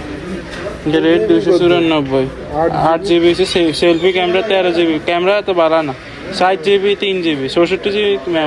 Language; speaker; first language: Hindi; non-native, learner; Bangla